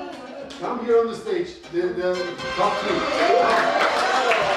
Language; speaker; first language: English; non-native, fluent; Turkish